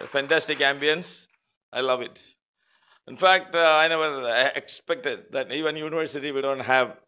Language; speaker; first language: English; non-native, local second language; Malayalam